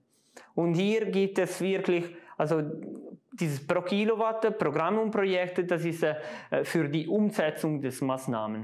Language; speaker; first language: German; non-native, local second language; Italian